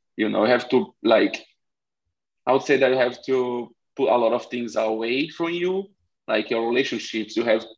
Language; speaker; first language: English; non-native, fluent; Portuguese